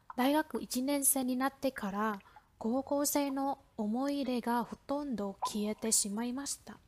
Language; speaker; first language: Japanese; non-native, fluent; Vietnamese